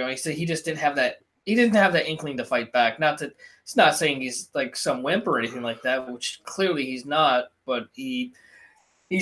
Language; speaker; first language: English; native; English